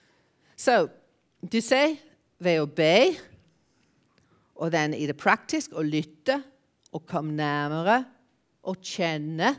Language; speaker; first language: Norwegian; non-native, fluent; English